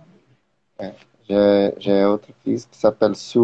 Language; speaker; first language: French; non-native, learner; Portuguese